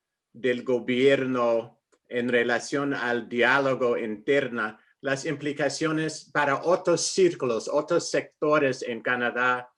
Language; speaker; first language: Spanish; non-native, fluent; English